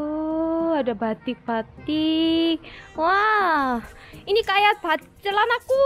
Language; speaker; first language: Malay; non-native, fluent; Korean